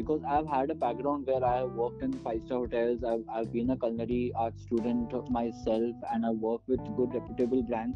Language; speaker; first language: English; non-native, local second language; Bangla